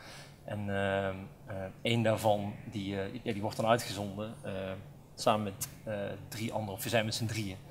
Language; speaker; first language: Dutch; native; Dutch